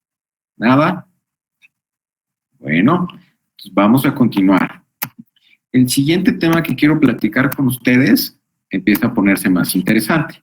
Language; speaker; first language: Spanish; native; Spanish